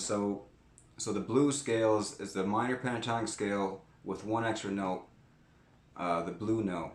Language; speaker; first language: English; native; English